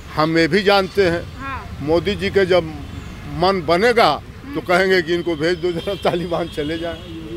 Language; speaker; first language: Hindi; native; Hindi